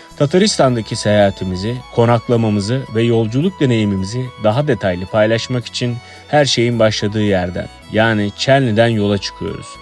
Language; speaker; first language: Turkish; native; Turkish